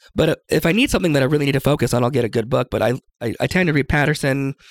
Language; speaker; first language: English; native; English